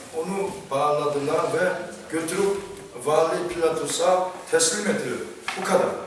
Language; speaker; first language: Turkish; non-native, fluent; Korean